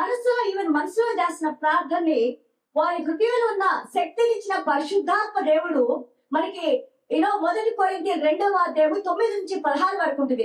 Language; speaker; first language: Telugu; native; Telugu